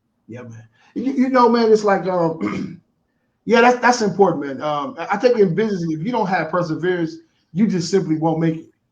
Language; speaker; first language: English; native; English